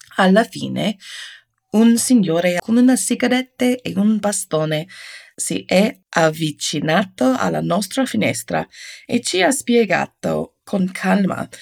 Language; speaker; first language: Italian; non-native, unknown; English